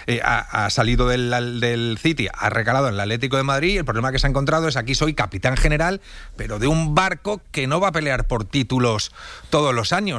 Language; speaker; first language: Spanish; native; Spanish